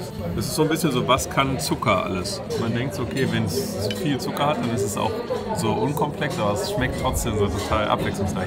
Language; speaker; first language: German; native; German